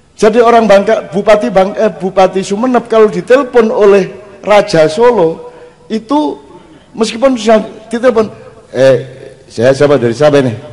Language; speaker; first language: Indonesian; non-native, local second language; Javanese